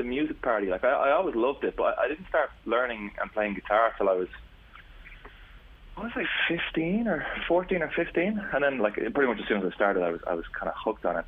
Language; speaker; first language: English; native; English